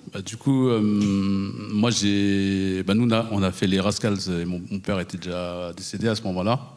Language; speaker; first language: French; early bilingual, other home language; Khmer